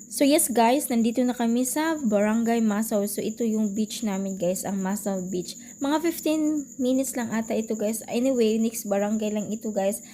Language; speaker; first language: Filipino; non-native, local second language; Cebuano